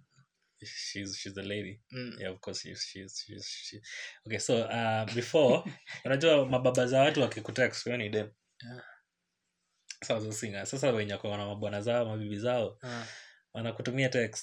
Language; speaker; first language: English; non-native, local second language; Luo (Kenya and Tanzania)